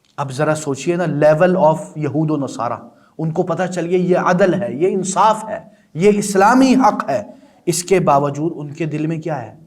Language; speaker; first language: Urdu; non-native, local second language; Balti